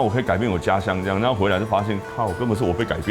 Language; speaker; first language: Chinese; native; Chinese